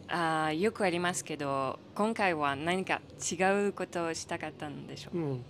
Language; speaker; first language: Japanese; non-native, fluent; French